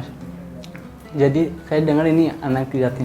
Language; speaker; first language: Indonesian; native; Indonesian